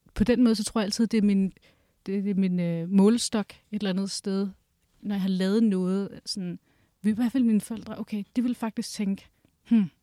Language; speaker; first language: Danish; early bilingual, other home language; Kurdish